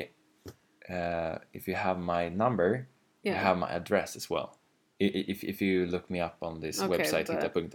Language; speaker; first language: English; non-native, fluent; Swedish